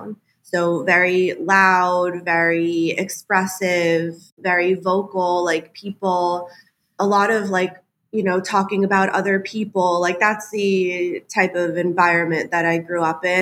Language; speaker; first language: English; native; English